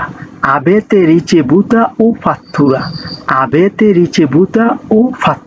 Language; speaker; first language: Italian; non-native, learner; Bangla